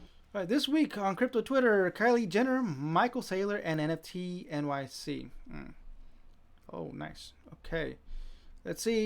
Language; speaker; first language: English; native; English